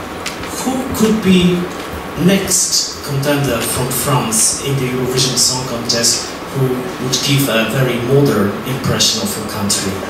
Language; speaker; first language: English; non-native, fluent; Polish